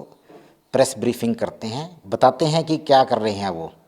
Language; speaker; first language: Hindi; native; Hindi